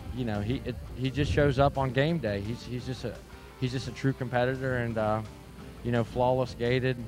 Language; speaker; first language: English; native; English